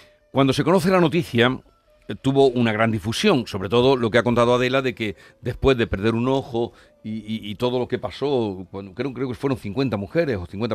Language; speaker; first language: Spanish; native; Spanish